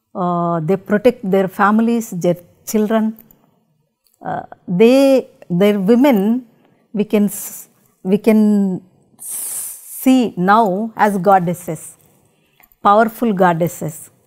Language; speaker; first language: English; non-native, local second language; Telugu